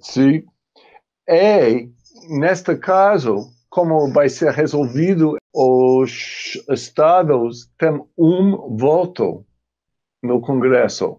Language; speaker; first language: Portuguese; non-native, fluent; English